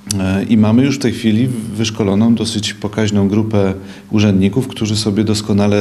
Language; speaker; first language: Polish; native; Polish